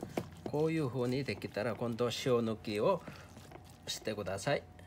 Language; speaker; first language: Japanese; non-native, fluent; Korean